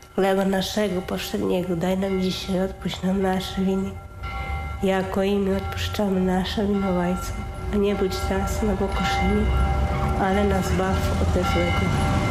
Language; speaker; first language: Polish; early bilingual, heritage; Polish